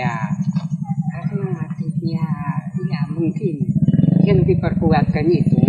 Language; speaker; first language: Indonesian; non-native, local second language; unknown